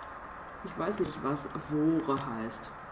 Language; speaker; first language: German; native; German